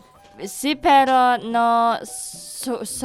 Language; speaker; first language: Catalan; non-native, learner; Indonesian